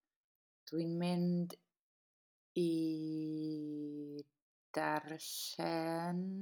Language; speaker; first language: Welsh; non-native, learner; English